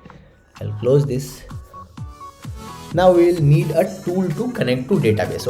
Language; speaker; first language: English; non-native, local second language; Hindi